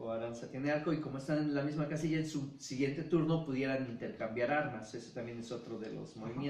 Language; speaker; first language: Spanish; native; Spanish